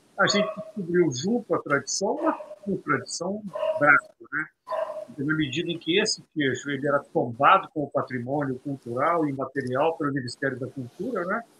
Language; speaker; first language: Portuguese; native; Portuguese